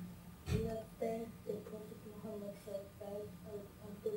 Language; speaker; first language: French; non-native, learner; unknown